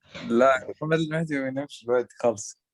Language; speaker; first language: Arabic; native; Arabic